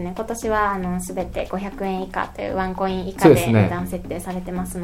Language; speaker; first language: Japanese; native; Japanese